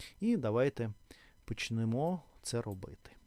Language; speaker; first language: Ukrainian; non-native, learner; Russian